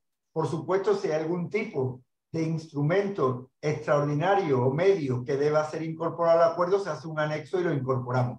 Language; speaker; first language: Spanish; native; Spanish